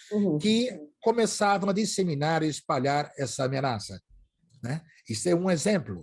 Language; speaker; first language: Portuguese; native; Portuguese